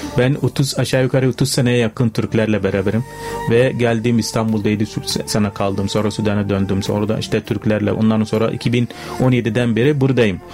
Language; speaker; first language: Turkish; non-native, fluent; Arabic